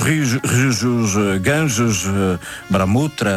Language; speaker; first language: Portuguese; native; Portuguese